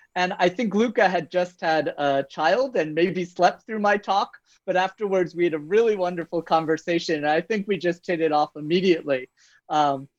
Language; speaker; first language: English; native; English